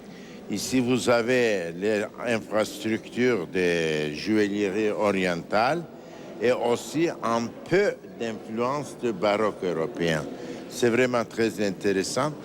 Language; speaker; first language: French; non-native, fluent; Turkish